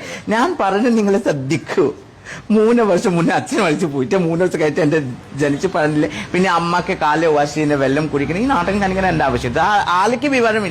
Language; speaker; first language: Malayalam; non-native, fluent; Assamese